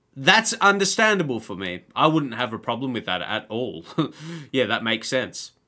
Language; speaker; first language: English; native; English